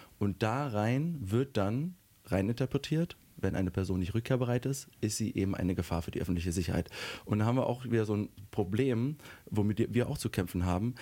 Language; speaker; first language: German; native; German